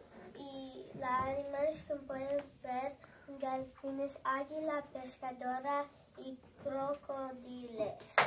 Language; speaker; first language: Spanish; non-native, learner; English